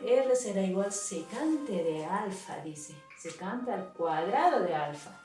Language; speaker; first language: Spanish; native; Spanish